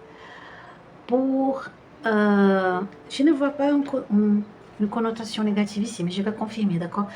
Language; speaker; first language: French; non-native, fluent; Portuguese